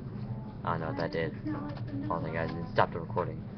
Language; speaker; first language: English; native; English